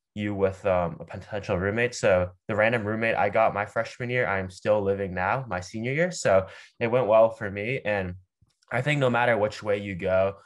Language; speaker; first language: English; native; English